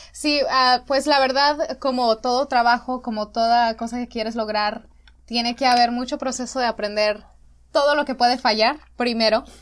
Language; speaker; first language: Spanish; early bilingual, other home language; English